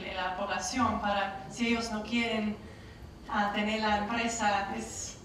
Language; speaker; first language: Spanish; non-native, learner; English